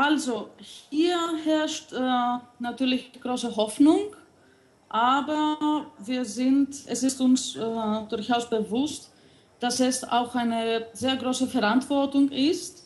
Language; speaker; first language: German; non-native, fluent; Greek